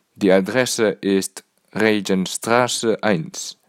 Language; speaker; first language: German; non-native, learner; Indonesian